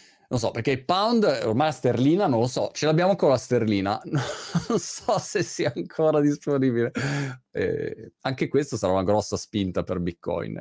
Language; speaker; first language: Italian; native; Italian